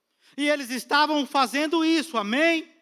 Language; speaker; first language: Portuguese; native; Portuguese